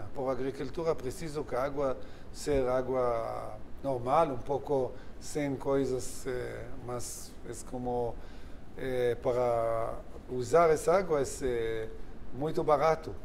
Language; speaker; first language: Portuguese; non-native, learner; Hebrew